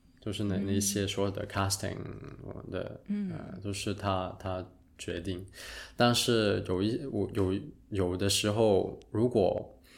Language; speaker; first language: Chinese; non-native, local second language; Cantonese